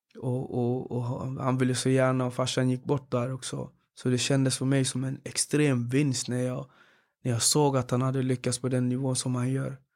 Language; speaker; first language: Swedish; early bilingual, other home language; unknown